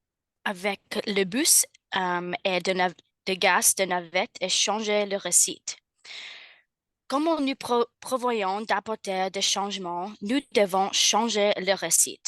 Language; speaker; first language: French; non-native, learner; English